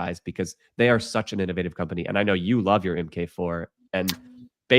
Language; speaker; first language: English; native; English